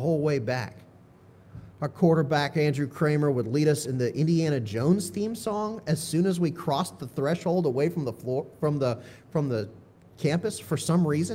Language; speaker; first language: English; native; English